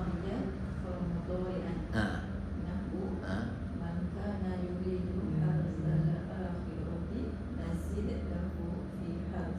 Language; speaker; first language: Arabic; non-native, learner; Malay